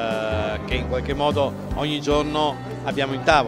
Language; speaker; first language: Italian; native; Italian